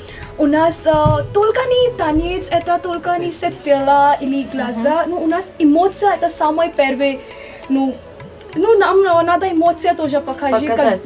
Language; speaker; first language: Russian; non-native, learner; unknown